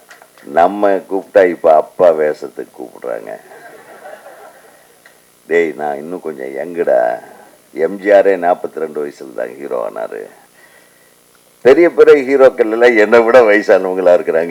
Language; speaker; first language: Tamil; native; Tamil